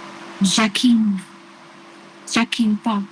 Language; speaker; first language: French; non-native, learner; Vietnamese